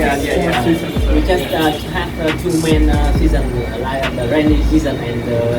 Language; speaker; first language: English; non-native, learner; Vietnamese